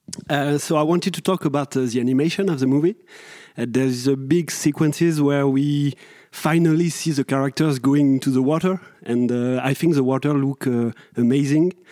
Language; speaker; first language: English; non-native, fluent; French